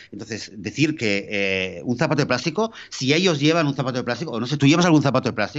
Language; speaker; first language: Spanish; native; Spanish